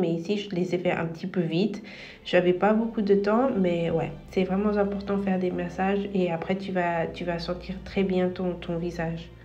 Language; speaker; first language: French; non-native, fluent; Spanish